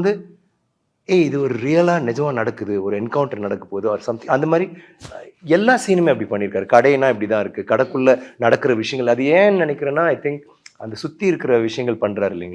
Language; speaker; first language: Tamil; native; Tamil